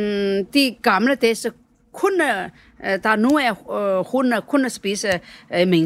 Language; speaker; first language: Danish; non-native, learner; Chinese